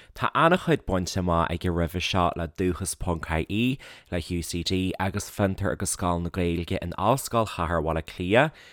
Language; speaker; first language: Irish; non-native, local second language; English